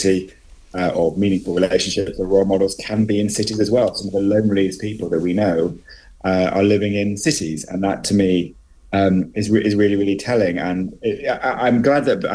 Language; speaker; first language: English; native; English